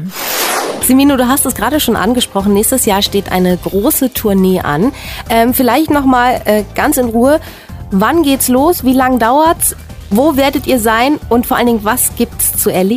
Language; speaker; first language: German; native; German